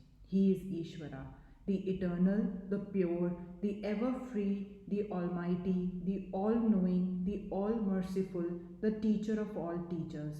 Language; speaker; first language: English; non-native, local second language; Hindi